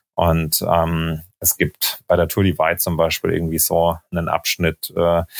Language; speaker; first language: German; native; German